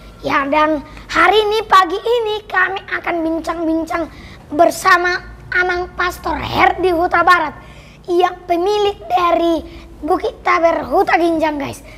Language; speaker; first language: Indonesian; native; Indonesian